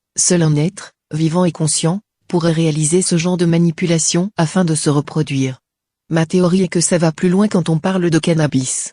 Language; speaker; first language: French; native; French